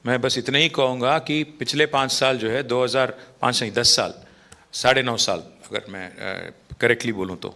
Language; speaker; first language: Hindi; non-native, local second language; Telugu